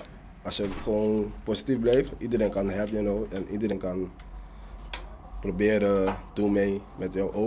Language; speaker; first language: Dutch; non-native, learner; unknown